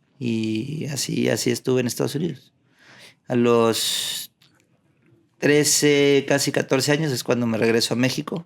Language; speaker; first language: Spanish; early bilingual, heritage; Spanish